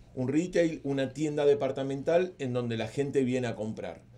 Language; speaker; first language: Spanish; native; Spanish